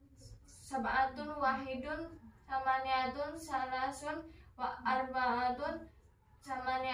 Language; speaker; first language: Arabic; non-native, learner; Indonesian